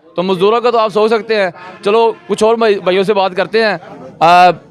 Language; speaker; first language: Urdu; non-native, local second language; Punjabi